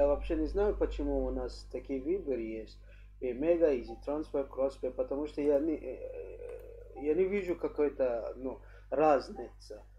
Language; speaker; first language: Russian; non-native, learner; English